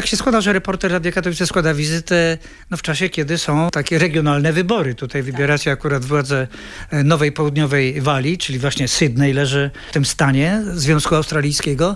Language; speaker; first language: Polish; native; Polish